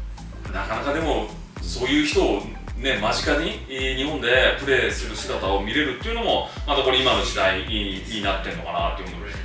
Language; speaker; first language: Japanese; native; Japanese